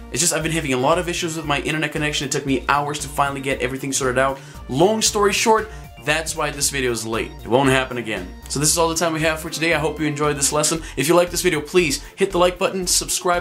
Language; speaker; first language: English; non-native, fluent; Portuguese